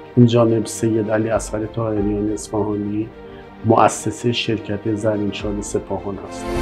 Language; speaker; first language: Persian; native; Persian